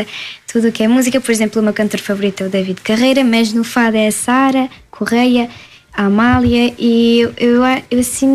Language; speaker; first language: Portuguese; early bilingual, heritage; French